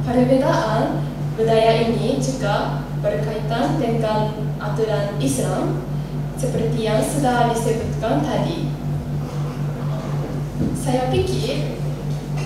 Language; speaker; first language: Indonesian; non-native, learner; Japanese